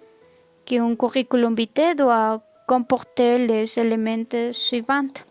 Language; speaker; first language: French; non-native, learner; Spanish